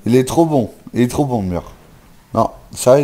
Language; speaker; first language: French; native; French